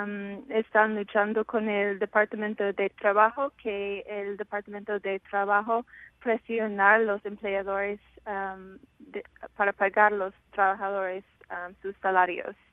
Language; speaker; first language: Spanish; non-native, fluent; English